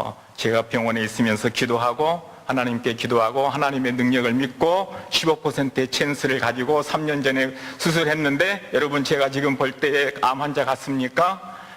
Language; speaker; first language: Korean; native; Korean